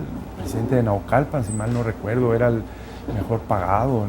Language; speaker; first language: Spanish; native; Spanish